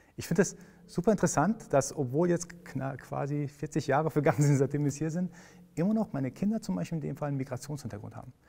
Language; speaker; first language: German; early bilingual, other home language; Persian